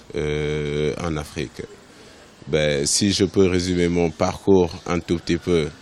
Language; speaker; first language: French; non-native, local second language; Wolof